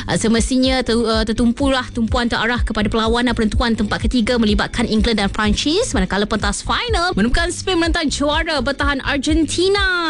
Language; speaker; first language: Malay; native; Malay